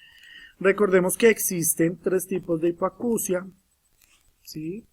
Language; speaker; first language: Spanish; native; Spanish